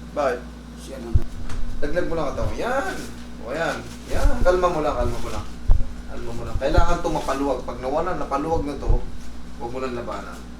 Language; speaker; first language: Filipino; native; Filipino